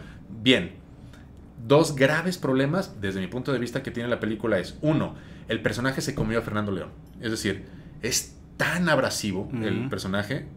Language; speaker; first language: Spanish; native; Spanish